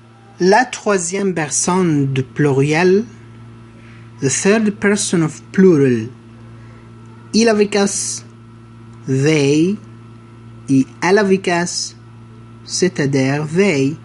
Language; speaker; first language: French; non-native, fluent; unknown